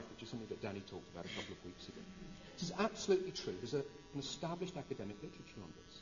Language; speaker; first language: English; native; English